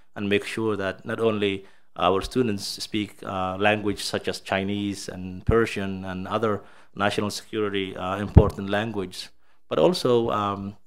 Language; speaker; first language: English; non-native, fluent; Somali